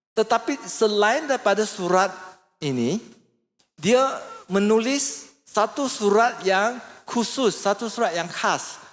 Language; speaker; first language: Malay; non-native, local second language; English